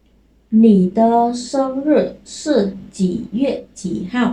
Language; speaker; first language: Chinese; non-native, fluent; Khmer